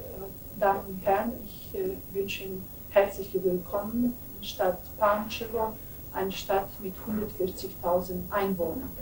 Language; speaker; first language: German; non-native, fluent; Serbian